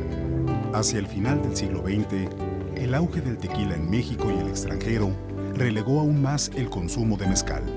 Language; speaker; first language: Spanish; native; Spanish